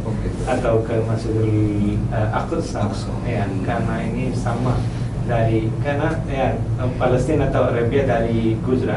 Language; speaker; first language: Indonesian; non-native, learner; Malayalam